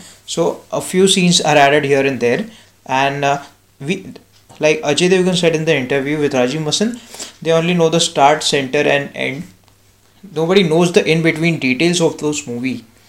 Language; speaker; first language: English; non-native, local second language; Marathi